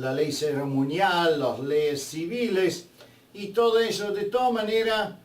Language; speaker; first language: Spanish; non-native, fluent; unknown